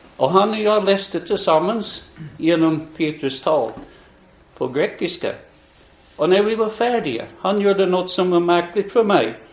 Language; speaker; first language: Swedish; non-native, fluent; English